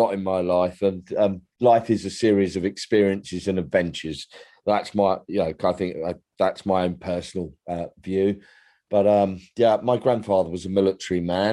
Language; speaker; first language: English; native; English